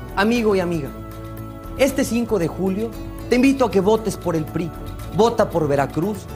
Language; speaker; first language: Spanish; native; Spanish